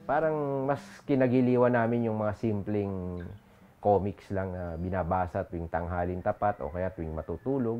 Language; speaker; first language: Filipino; native; Filipino